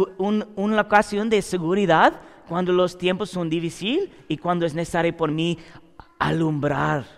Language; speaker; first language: Spanish; non-native, learner; English